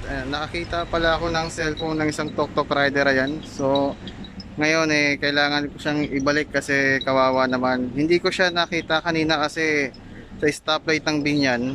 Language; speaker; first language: Filipino; native; Filipino